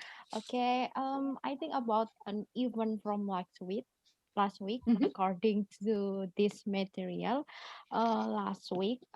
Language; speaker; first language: English; non-native, learner; Indonesian